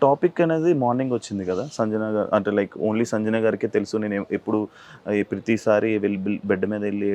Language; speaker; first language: Telugu; native; Telugu